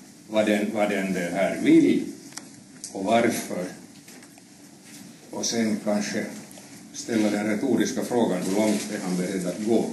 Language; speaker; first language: Swedish; native; Swedish